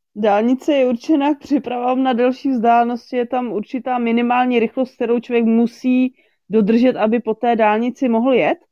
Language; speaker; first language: Czech; native; Czech